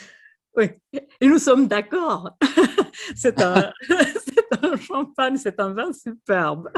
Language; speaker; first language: French; non-native, fluent; Swedish